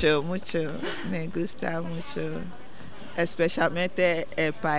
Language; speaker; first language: Spanish; non-native, learner; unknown